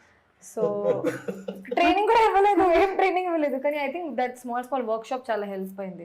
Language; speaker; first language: Telugu; non-native, learner; Hindi